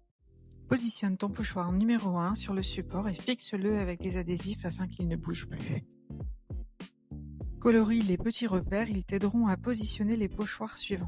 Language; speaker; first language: French; native; French